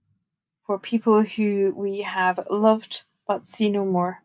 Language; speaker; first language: English; native; English